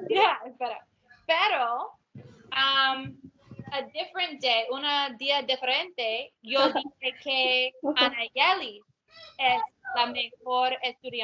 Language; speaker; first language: Spanish; non-native, learner; English